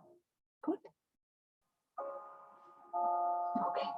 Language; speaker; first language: German; non-native, learner; Dutch